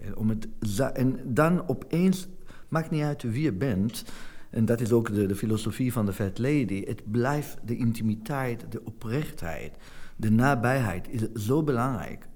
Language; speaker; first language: Dutch; non-native, fluent; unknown